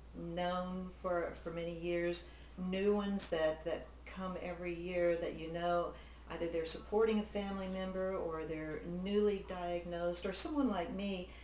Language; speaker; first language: English; native; English